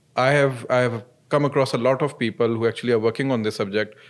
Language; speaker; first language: English; non-native, local second language; Urdu